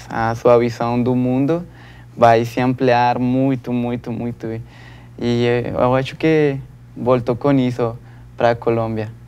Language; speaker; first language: Portuguese; non-native, learner; Spanish